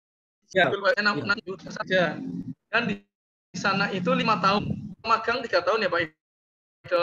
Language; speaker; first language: Indonesian; native; Indonesian